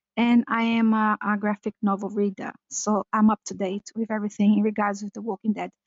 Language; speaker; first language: English; early bilingual, other home language; Portuguese